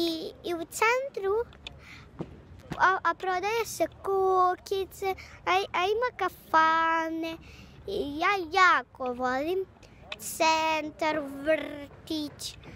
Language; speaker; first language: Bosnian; early bilingual, other home language; Russian